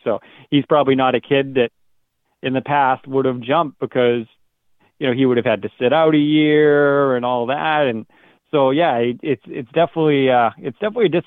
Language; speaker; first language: English; native; English